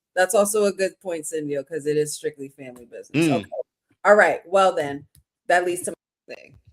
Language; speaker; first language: English; native; English